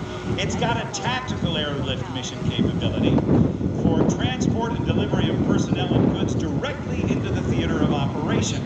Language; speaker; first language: English; native; English